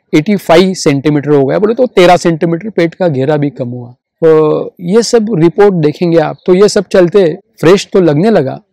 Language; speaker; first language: Hindi; non-native, local second language; Marathi